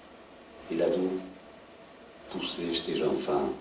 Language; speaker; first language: French; non-native, learner; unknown